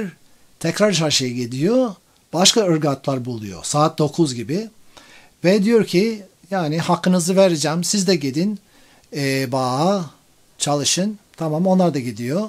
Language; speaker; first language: Turkish; non-native, fluent; English